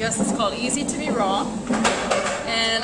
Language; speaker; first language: English; native; English